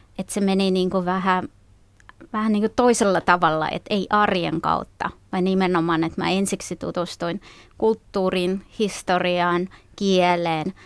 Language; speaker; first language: Finnish; non-native, fluent; Russian